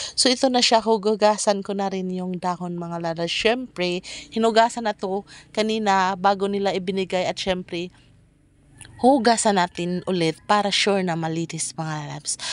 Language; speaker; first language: Filipino; non-native, local second language; Cebuano